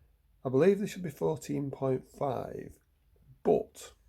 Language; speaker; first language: English; native; English